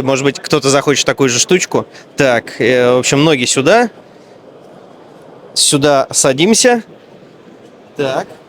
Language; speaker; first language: Russian; native; Russian